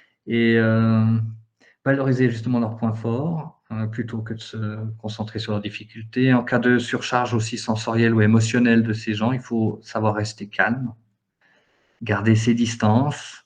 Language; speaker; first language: French; native; French